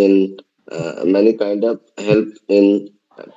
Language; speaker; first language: English; non-native, learner; Bangla